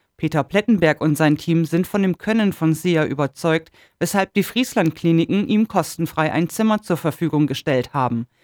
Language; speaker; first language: German; native; German